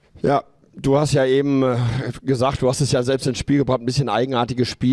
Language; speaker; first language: German; native; German